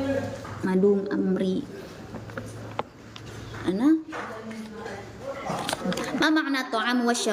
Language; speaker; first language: Arabic; non-native, fluent; Indonesian